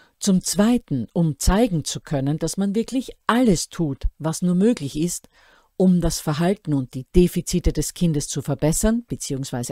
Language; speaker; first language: German; native; German